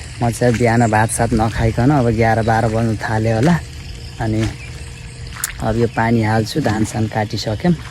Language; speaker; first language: Nepali; non-native, local second language; Dangaura Tharu